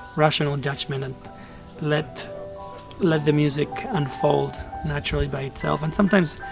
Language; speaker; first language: English; non-native, fluent; Spanish